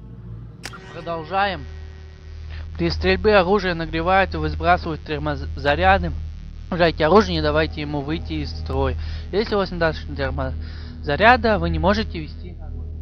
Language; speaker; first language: Russian; native; Russian